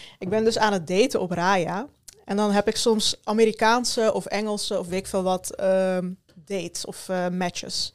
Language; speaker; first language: Dutch; early bilingual, other home language; Turkish